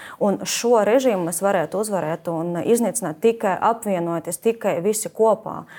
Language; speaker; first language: Latvian; non-native, fluent; Ukrainian